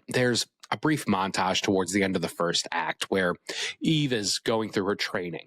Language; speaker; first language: English; native; English